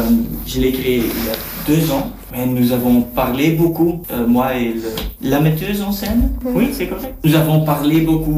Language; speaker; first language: French; non-native, learner; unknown